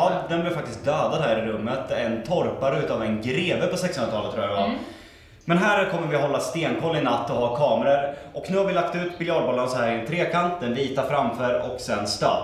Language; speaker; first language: Swedish; native; Swedish